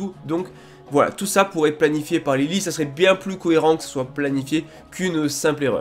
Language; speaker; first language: French; native; French